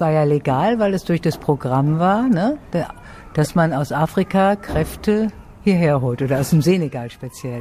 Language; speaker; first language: German; native; German